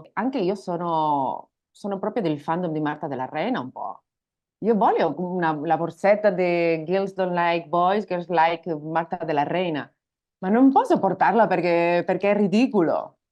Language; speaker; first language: Italian; non-native, learner; Spanish